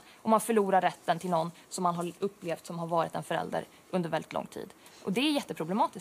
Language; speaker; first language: Swedish; native; Swedish